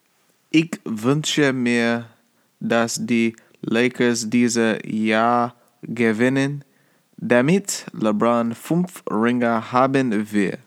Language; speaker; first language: German; non-native, learner; English